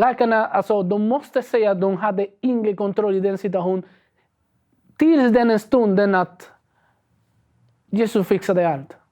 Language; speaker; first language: Swedish; non-native, learner; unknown